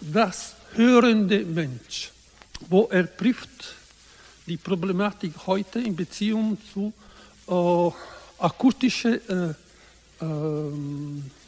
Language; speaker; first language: German; non-native, learner; Italian